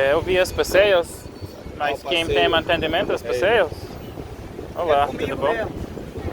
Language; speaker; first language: Portuguese; non-native, learner; English